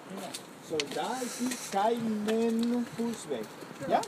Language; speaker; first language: German; non-native, learner; Spanish